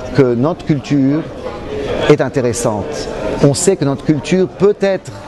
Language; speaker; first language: French; non-native, local second language; Arabic